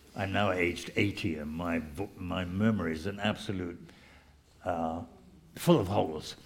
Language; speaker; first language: English; native; English